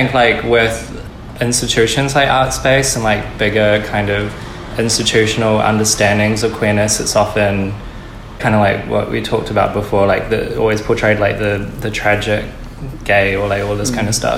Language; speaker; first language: English; native; English